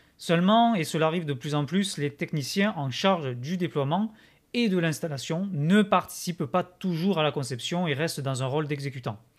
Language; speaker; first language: French; native; French